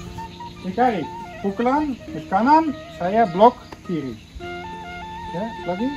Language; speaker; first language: Indonesian; non-native, learner; Dutch